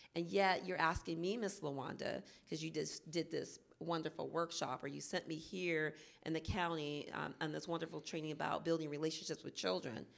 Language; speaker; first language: English; native; English